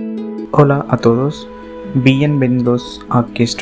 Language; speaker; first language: Spanish; non-native, fluent; Telugu